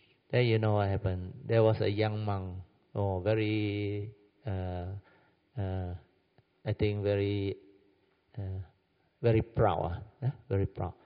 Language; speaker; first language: English; non-native, local second language; Min Nan Chinese